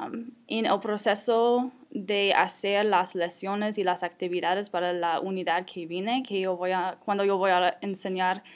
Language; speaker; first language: Spanish; non-native, fluent; English